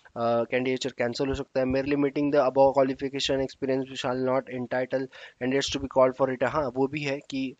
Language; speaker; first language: Hindi; native; Hindi